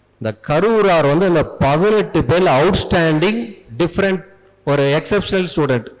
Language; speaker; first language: Tamil; native; Tamil